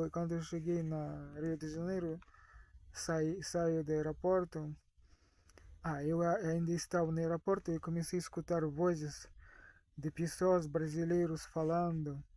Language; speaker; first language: Portuguese; non-native, fluent; Russian